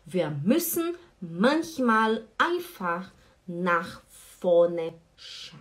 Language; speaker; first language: German; non-native, fluent; Portuguese